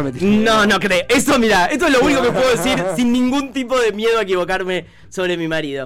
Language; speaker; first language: Spanish; native; Spanish